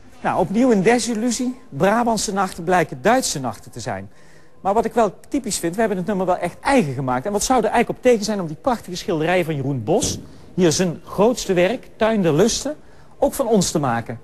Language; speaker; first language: Dutch; native; Dutch